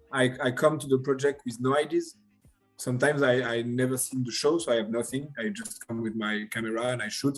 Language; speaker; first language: English; non-native, learner; French